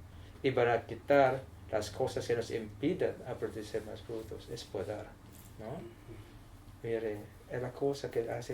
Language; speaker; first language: Spanish; non-native, learner; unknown